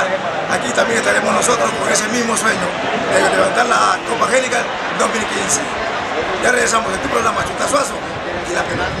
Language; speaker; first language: Spanish; native; Spanish